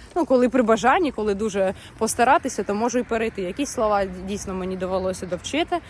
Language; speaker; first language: Ukrainian; non-native, local second language; Russian